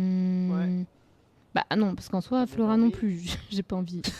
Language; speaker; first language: French; native; French